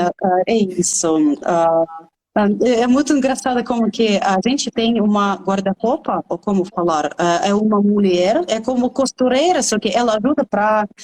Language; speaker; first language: Portuguese; non-native, fluent; Russian